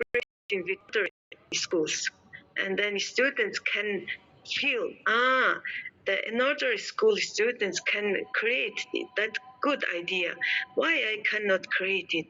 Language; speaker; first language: English; non-native, learner; Mongolian